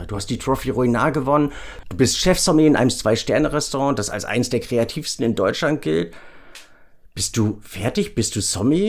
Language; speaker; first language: German; native; German